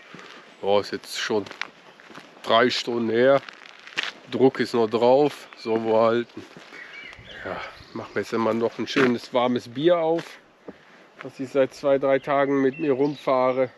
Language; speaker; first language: German; native; German